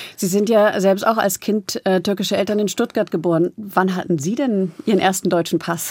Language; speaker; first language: German; native; German